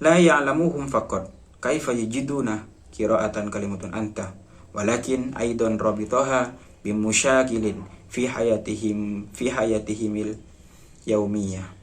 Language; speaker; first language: Arabic; non-native, learner; Indonesian